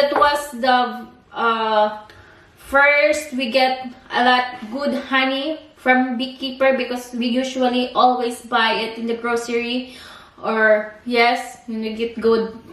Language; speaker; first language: English; non-native, learner; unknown